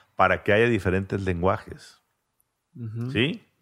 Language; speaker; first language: Spanish; native; Spanish